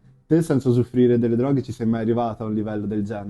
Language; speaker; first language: Italian; native; Italian